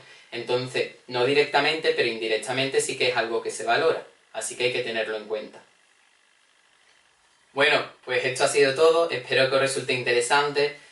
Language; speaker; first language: Spanish; native; Spanish